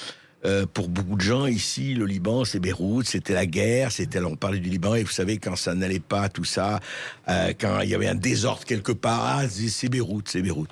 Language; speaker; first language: French; native; French